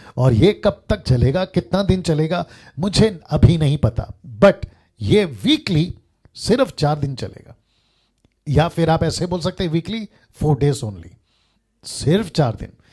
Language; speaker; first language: Hindi; native; Hindi